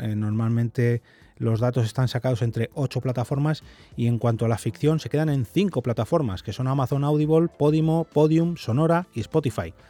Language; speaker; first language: Spanish; native; Spanish